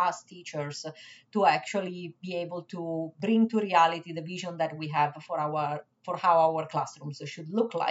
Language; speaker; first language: English; non-native, fluent; Italian